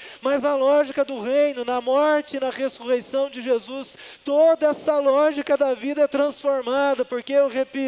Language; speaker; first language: Portuguese; native; Portuguese